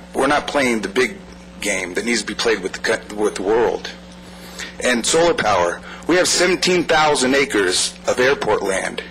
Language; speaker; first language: English; native; English